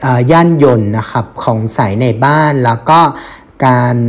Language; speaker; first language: Thai; non-native, fluent; Vietnamese